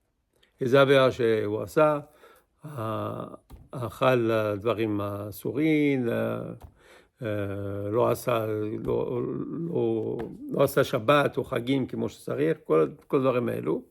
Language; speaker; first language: Hebrew; non-native, fluent; English